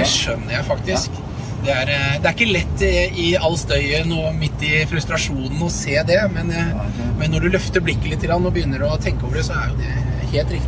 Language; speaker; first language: Norwegian; native; Norwegian